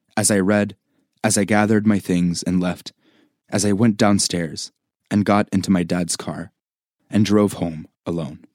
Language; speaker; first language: English; native; English